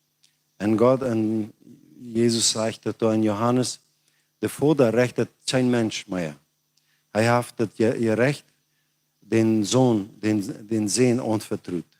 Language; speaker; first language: German; non-native, learner; Plautdietsch